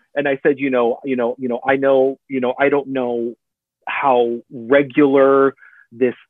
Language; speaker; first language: English; native; English